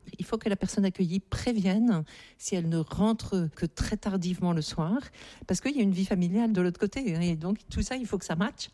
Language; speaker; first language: French; native; French